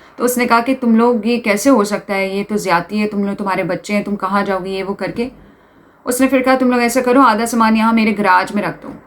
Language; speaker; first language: Urdu; native; Urdu